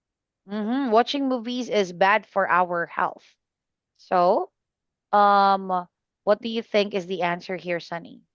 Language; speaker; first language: English; non-native, fluent; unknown